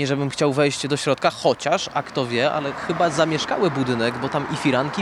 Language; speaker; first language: Polish; native; Polish